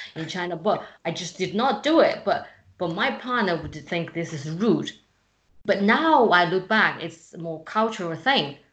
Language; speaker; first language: English; non-native, fluent; Chinese